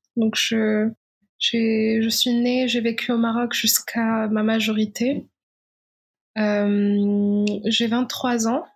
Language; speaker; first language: French; non-native, local second language; Arabic